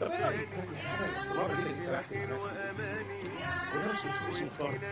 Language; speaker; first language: Arabic; native; Arabic